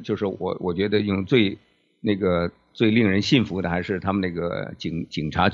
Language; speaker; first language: Chinese; native; Chinese